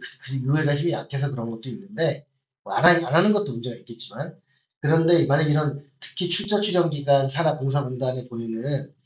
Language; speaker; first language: Korean; native; Korean